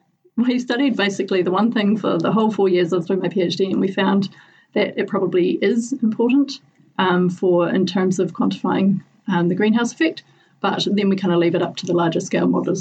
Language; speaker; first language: English; native; English